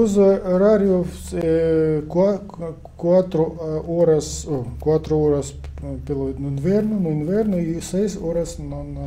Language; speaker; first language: Portuguese; non-native, learner; Ukrainian